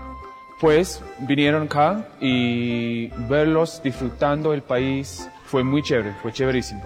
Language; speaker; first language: Spanish; non-native, fluent; English